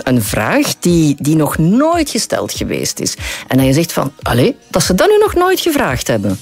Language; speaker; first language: Dutch; native; Dutch